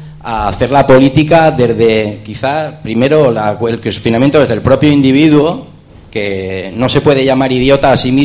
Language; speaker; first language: Spanish; native; Spanish